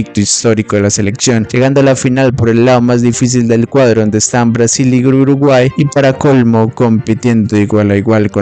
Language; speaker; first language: Spanish; native; Spanish